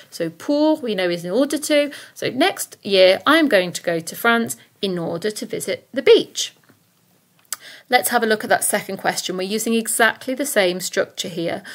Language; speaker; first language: English; native; English